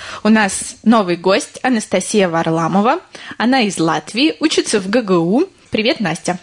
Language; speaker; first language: Russian; native; Russian